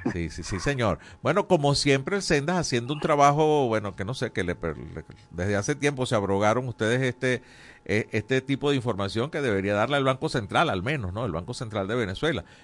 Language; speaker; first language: Spanish; native; Spanish